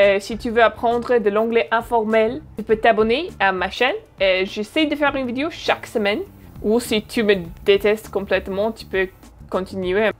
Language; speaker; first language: French; non-native, fluent; English